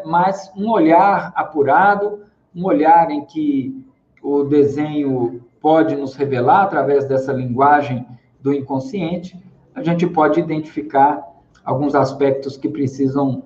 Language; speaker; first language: Portuguese; native; Portuguese